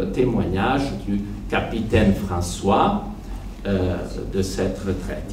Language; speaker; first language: French; non-native, fluent; Serbian